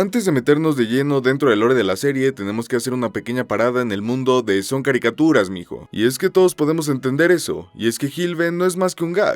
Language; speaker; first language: Spanish; native; Spanish